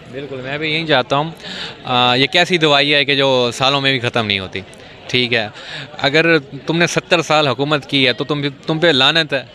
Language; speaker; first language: Urdu; non-native, local second language; Punjabi